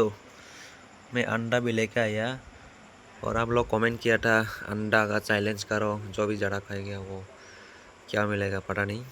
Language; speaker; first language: Hindi; non-native, local second language; Kok Borok